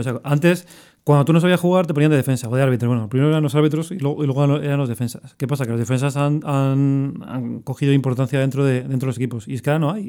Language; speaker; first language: Spanish; native; Spanish